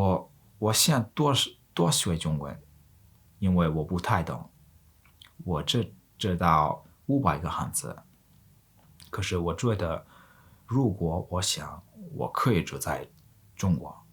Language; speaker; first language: Chinese; non-native, learner; Mongolian